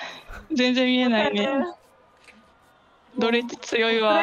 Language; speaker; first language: Japanese; native; Japanese